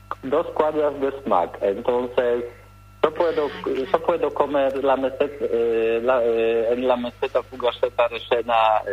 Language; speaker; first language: Spanish; non-native, learner; Polish